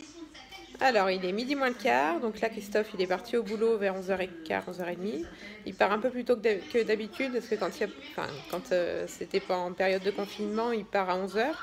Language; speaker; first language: French; native; French